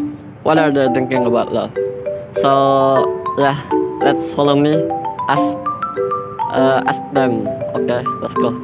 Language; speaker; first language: English; non-native, learner; Indonesian